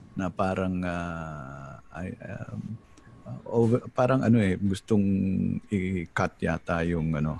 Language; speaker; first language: Filipino; native; Filipino